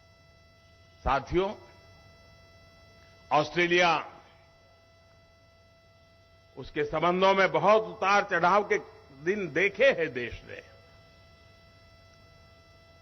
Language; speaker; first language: Hindi; non-native, local second language; Gujarati